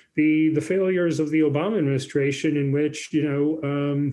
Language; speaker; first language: English; native; English